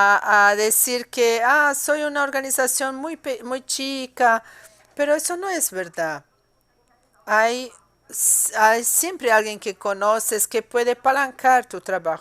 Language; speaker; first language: Spanish; non-native, fluent; Portuguese